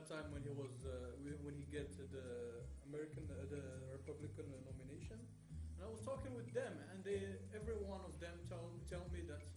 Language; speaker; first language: English; non-native, fluent; Arabic